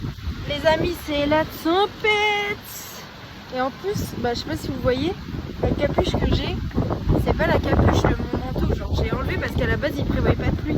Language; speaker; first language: French; native; French